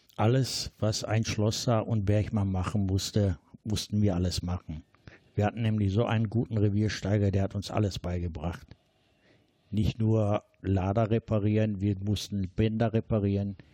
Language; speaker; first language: German; non-native, fluent; Turkish